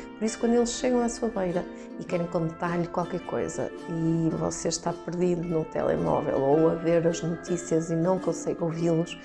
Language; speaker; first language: Portuguese; native; Portuguese